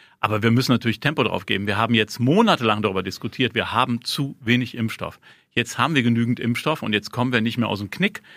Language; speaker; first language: German; native; German